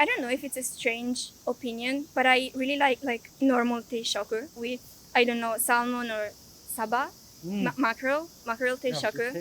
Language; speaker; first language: English; non-native, fluent; Italian